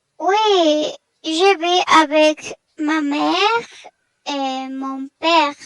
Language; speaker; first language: French; non-native, learner; Spanish